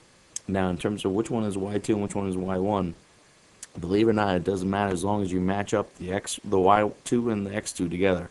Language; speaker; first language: English; native; English